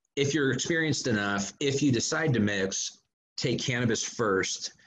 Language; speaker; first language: English; native; English